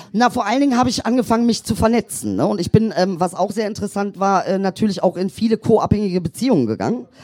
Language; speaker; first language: German; native; German